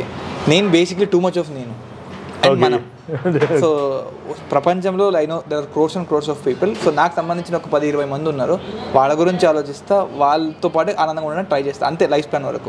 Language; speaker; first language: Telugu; native; Telugu